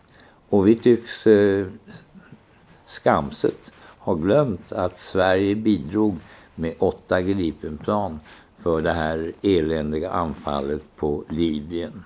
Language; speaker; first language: Swedish; native; Swedish